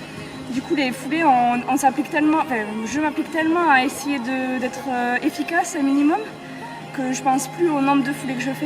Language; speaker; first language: French; native; French